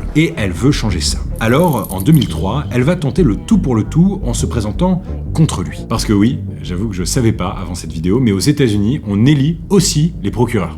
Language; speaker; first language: French; native; French